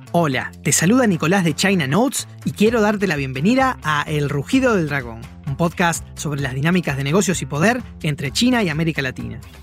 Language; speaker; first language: Spanish; native; Spanish